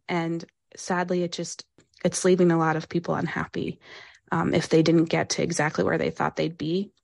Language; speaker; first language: English; native; English